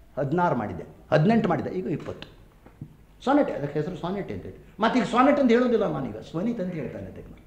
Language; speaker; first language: Kannada; non-native, local second language; Konkani